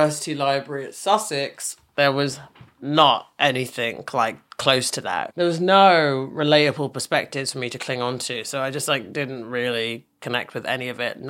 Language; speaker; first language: English; native; English